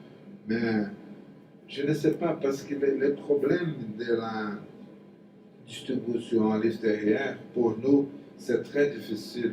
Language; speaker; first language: French; non-native, fluent; Portuguese